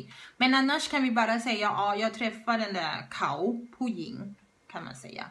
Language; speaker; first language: Swedish; non-native, fluent; Thai